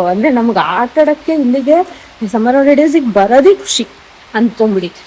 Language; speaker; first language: Kannada; non-native, local second language; Tulu